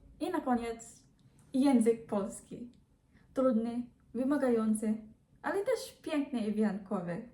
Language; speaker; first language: Polish; non-native, learner; Filipino